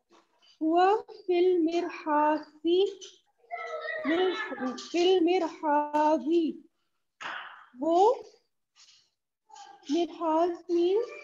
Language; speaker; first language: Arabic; non-native, learner; Urdu